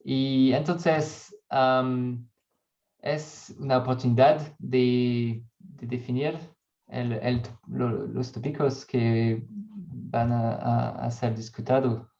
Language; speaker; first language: Spanish; non-native, learner; French